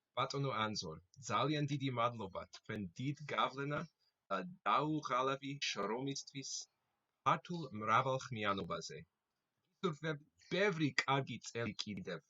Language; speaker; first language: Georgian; non-native, learner; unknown